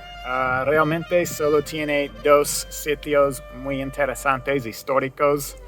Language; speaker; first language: Spanish; non-native, fluent; English